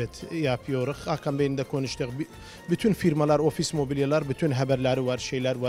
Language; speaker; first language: Turkish; non-native, fluent; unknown